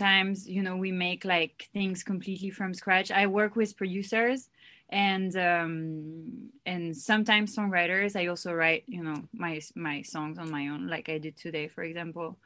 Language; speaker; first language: English; non-native, fluent; French